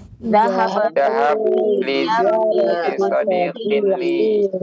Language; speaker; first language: Arabic; non-native, learner; Indonesian